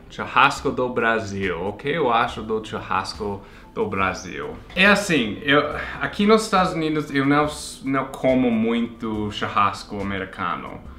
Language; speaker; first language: Portuguese; non-native, fluent; English